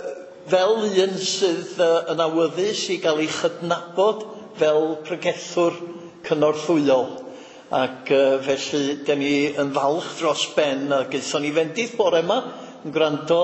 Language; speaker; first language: Welsh; native; Welsh